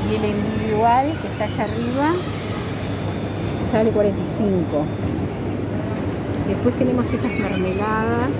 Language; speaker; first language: Spanish; native; Spanish